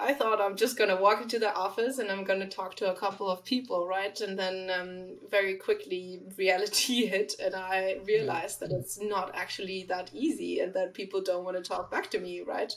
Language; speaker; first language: English; non-native, fluent; German